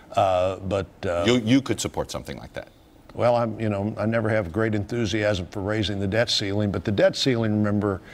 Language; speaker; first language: English; native; English